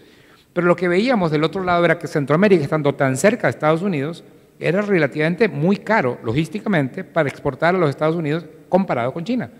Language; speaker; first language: Spanish; native; Spanish